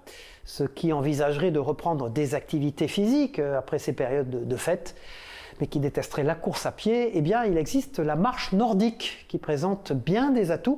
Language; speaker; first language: French; native; French